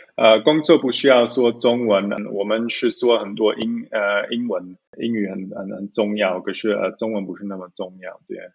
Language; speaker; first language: Chinese; early bilingual, heritage; Chinese